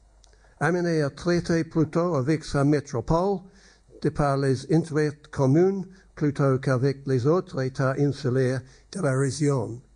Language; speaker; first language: French; non-native, learner; English